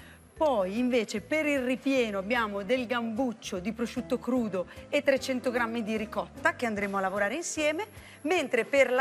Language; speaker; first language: Italian; native; Italian